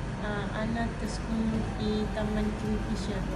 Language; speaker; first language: Arabic; non-native, learner; Malay